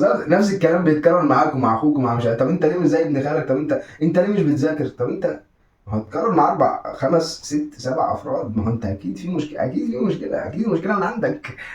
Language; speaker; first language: Arabic; native; Arabic